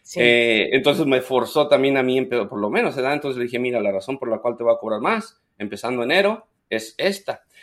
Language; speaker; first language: Spanish; native; Spanish